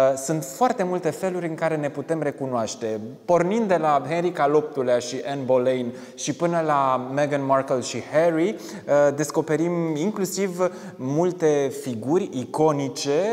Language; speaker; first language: Romanian; native; Romanian